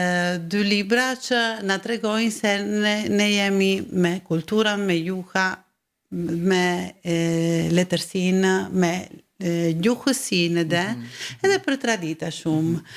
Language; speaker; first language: Albanian; early bilingual, heritage; Albanian